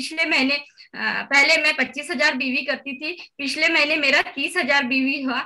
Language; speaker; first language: Hindi; native; Hindi